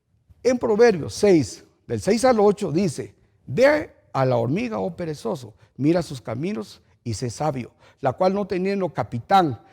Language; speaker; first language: Spanish; native; Spanish